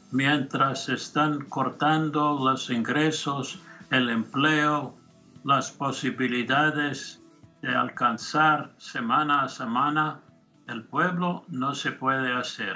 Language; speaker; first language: Spanish; non-native, fluent; English